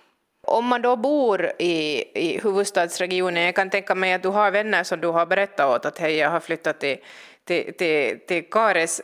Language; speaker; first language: Swedish; native; Swedish